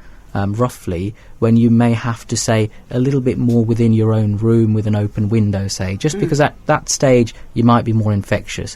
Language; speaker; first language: English; native; English